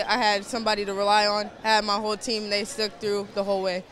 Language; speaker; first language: English; native; English